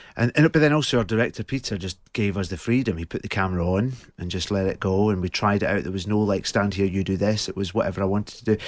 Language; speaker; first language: English; native; English